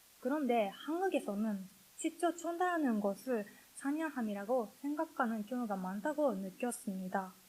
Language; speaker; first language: Korean; non-native, learner; Japanese